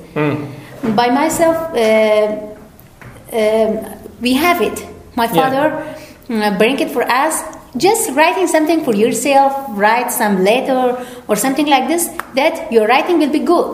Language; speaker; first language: English; non-native, learner; Persian